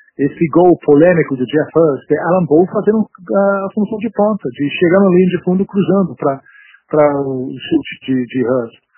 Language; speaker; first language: Portuguese; non-native, fluent; English